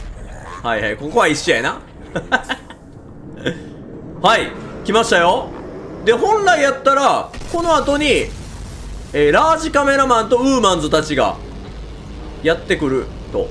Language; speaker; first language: Japanese; native; Japanese